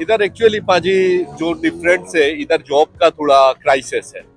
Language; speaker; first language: Hindi; non-native, local second language; Bangla